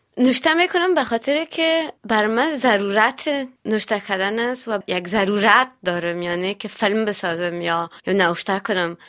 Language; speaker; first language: Persian; early bilingual, heritage; Persian